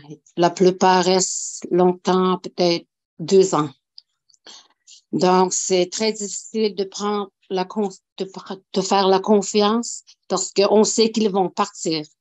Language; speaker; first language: French; non-native, local second language; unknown